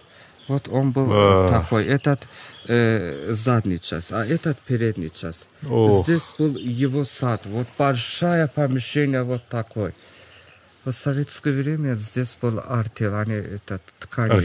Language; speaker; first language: Russian; non-native, local second language; Azerbaijani